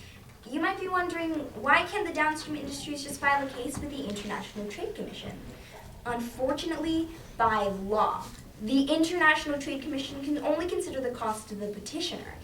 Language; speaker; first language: English; native; English